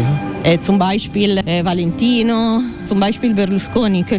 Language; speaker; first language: German; non-native, learner; Italian